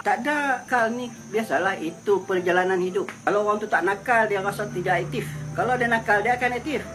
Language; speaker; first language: Malay; native; Malay